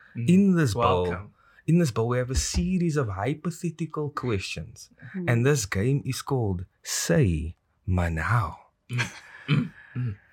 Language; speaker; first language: English; native; English